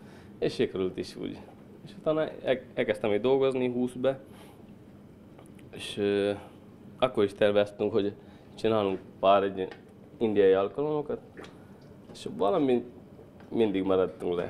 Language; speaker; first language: Hungarian; non-native, learner; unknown